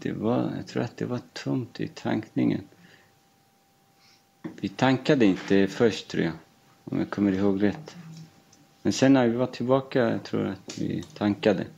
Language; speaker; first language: Swedish; non-native, fluent; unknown